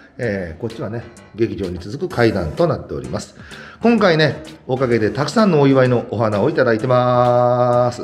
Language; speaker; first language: Japanese; native; Japanese